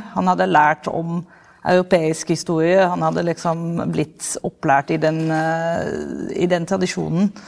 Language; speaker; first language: Norwegian; non-native, fluent; Dutch